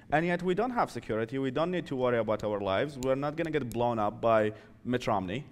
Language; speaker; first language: English; non-native, fluent; Arabic